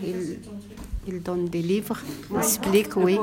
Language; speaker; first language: French; non-native, learner; Arabic